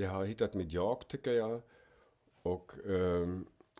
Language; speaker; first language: Swedish; non-native, fluent; German